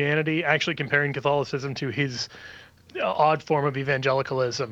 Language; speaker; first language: English; native; English